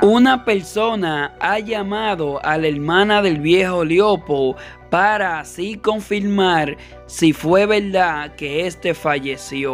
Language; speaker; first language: Spanish; native; Spanish